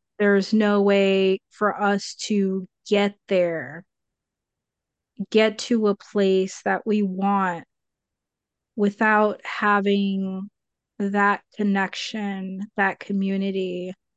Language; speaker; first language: English; native; English